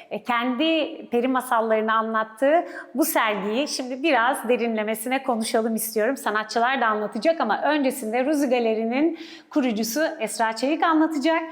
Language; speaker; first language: Turkish; native; Turkish